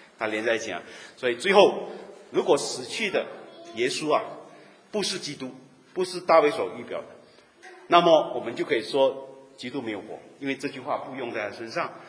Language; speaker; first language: Chinese; native; Chinese